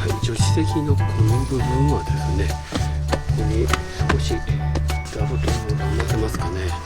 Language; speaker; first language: Japanese; native; Japanese